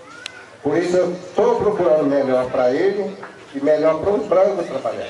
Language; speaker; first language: Portuguese; non-native, local second language; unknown